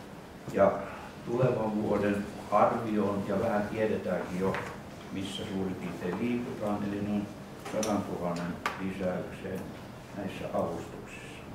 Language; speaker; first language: Finnish; native; Finnish